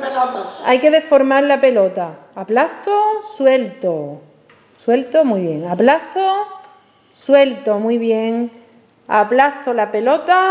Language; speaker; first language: Spanish; native; Spanish